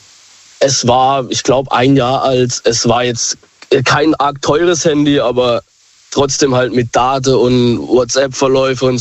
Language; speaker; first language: German; native; German